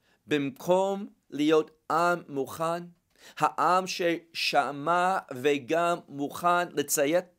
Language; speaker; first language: Hebrew; non-native, fluent; English